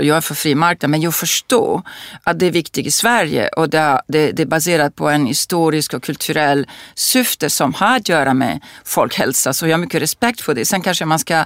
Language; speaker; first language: Swedish; non-native, fluent; Italian